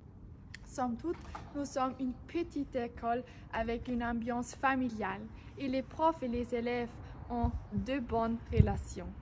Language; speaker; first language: French; non-native, learner; German